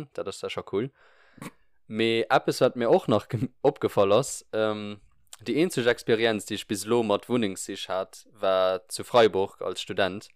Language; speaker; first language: Luxembourgish; early bilingual, other home language; English